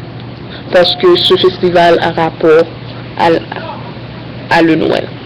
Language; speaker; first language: French; non-native, learner; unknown